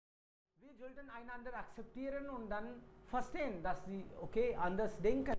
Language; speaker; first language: German; non-native, fluent; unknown